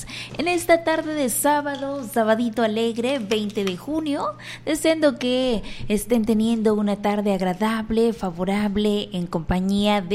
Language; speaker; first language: Spanish; native; Spanish